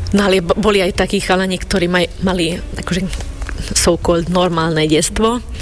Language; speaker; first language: Slovak; non-native, local second language; Hungarian